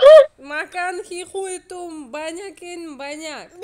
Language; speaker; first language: Indonesian; non-native, learner; Russian